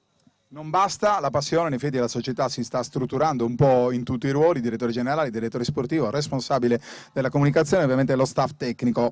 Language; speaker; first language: Italian; native; Italian